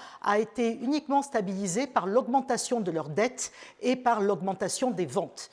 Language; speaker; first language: French; native; French